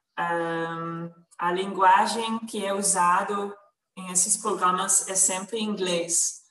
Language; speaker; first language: Portuguese; non-native, fluent; Dutch